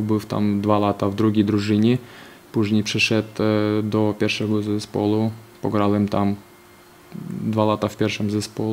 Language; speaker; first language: Polish; non-native, fluent; Ukrainian